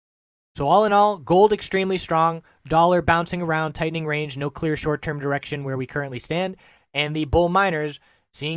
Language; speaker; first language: English; native; English